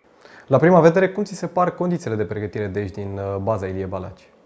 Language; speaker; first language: Romanian; native; Romanian